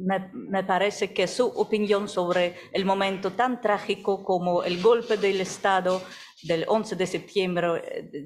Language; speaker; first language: Spanish; non-native, fluent; Russian